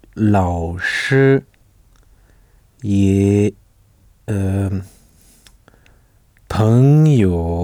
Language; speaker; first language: Chinese; non-native, learner; French